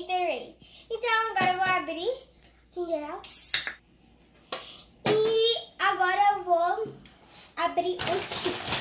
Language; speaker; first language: Portuguese; early bilingual, heritage; Portuguese